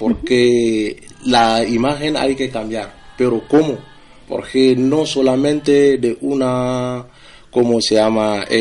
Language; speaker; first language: Spanish; non-native, fluent; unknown